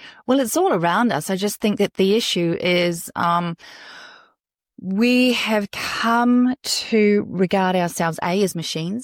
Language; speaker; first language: English; native; English